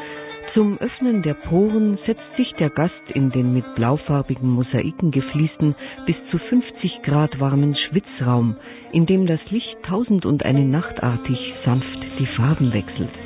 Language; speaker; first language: German; native; German